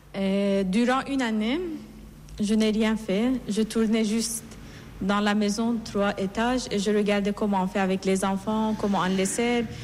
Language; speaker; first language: French; non-native, fluent; Persian